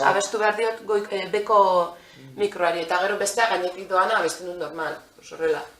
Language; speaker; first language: Basque; native; Basque